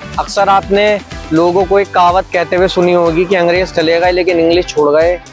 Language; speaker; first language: Hindi; native; Hindi